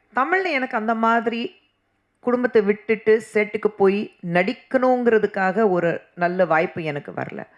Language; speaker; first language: Tamil; non-native, fluent; Hindi